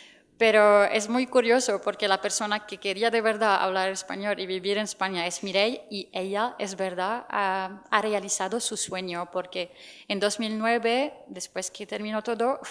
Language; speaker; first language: Spanish; non-native, fluent; Arabic